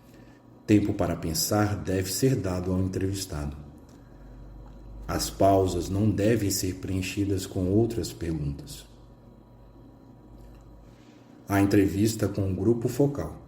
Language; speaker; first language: Portuguese; native; Portuguese